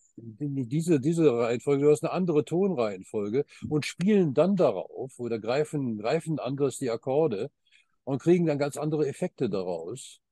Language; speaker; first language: German; early bilingual, heritage; German